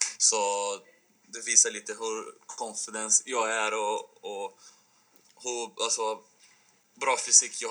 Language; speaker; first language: Swedish; non-native, fluent; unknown